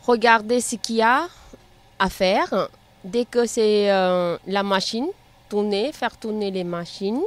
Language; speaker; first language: French; non-native, learner; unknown